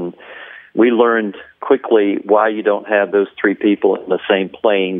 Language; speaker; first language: English; native; English